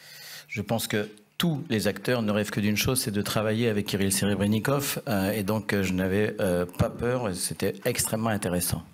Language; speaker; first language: French; native; French